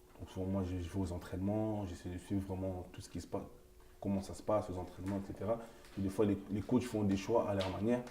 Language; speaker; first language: French; early bilingual, other home language; Lingala